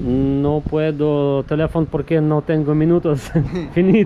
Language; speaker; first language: Spanish; non-native, learner; Polish